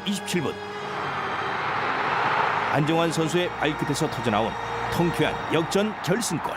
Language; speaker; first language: Korean; native; Korean